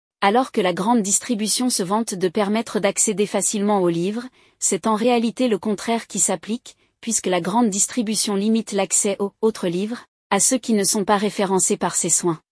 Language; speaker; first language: French; native; French